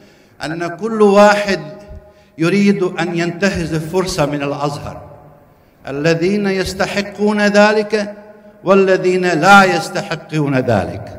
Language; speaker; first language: Arabic; non-native, fluent; Bosnian